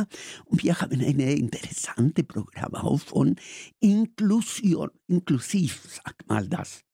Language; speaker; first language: German; non-native, learner; Spanish